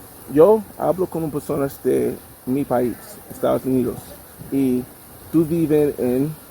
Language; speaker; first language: Spanish; non-native, learner; English